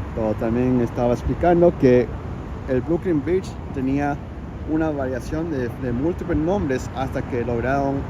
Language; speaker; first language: Spanish; early bilingual, heritage; Spanish